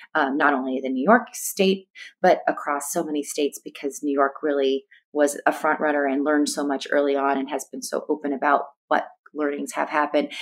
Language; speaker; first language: English; native; English